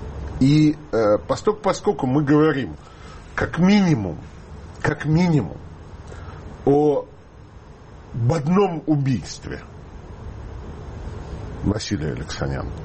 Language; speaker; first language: Russian; native; Russian